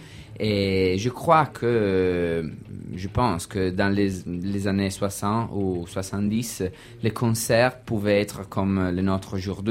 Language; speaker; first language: French; non-native, learner; Italian